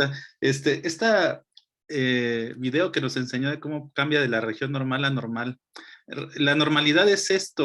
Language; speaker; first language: Spanish; native; Spanish